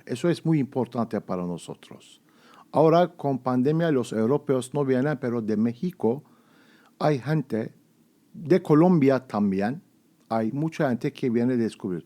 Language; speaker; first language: Spanish; non-native, fluent; Turkish